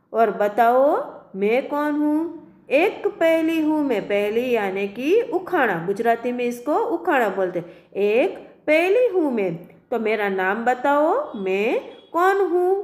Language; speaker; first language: Hindi; non-native, local second language; Gujarati